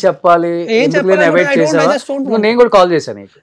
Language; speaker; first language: Telugu; native; Telugu